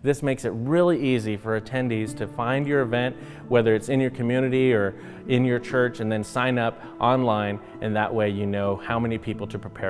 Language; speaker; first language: English; native; English